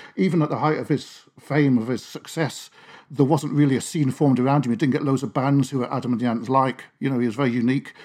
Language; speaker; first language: English; native; English